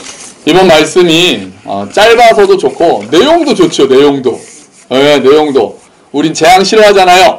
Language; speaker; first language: Korean; native; Korean